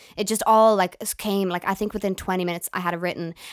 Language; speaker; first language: English; native; English